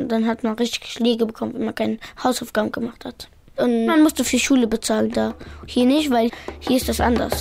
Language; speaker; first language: German; early bilingual, other home language; Pashto